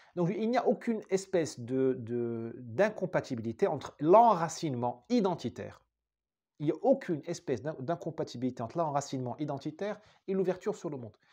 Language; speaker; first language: French; non-native, local second language; Arabic